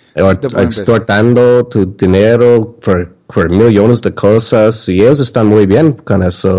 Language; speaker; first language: Spanish; non-native, learner; English